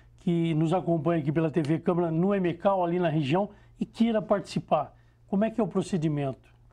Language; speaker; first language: Portuguese; native; Portuguese